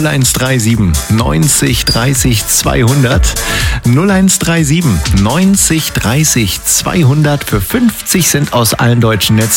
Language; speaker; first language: German; native; German